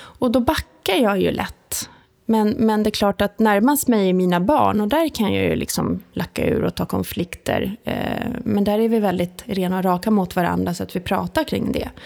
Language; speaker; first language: Swedish; early bilingual, other home language; Italian